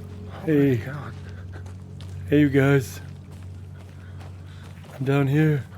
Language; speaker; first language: English; native; English